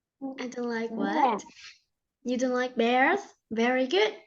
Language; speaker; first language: English; non-native, fluent; Vietnamese